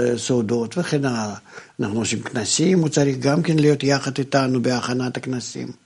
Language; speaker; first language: Hebrew; non-native, fluent; Russian